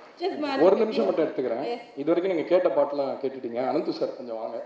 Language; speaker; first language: Tamil; native; Tamil